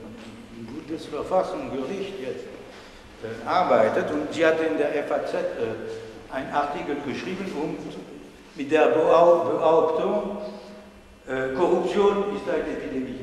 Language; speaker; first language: German; non-native, fluent; French